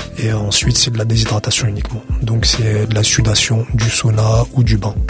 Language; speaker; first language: French; early bilingual, other home language; Arabic